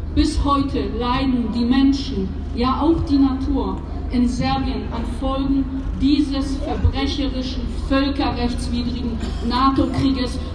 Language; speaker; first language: German; early bilingual, other home language; Polish